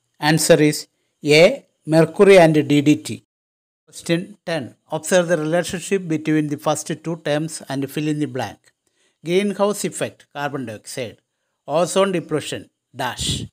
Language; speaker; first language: English; non-native, local second language; Malayalam